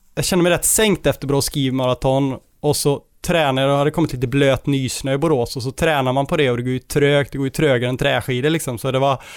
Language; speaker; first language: Swedish; native; Swedish